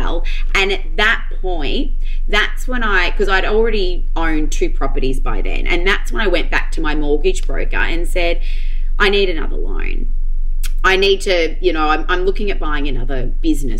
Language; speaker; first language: English; native; English